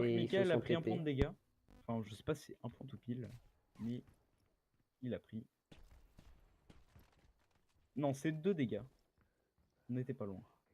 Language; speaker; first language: French; native; French